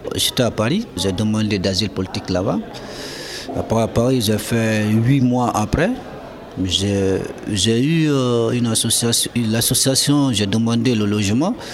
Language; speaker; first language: French; non-native, local second language; Fula